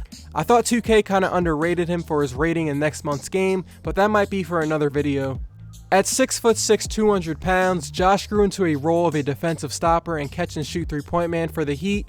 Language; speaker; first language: English; native; English